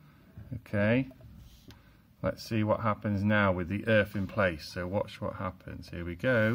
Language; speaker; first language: English; native; English